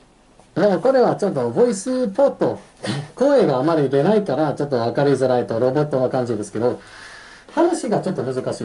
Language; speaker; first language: Japanese; non-native, fluent; English